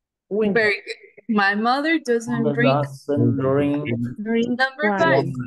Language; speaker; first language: English; non-native, fluent; Spanish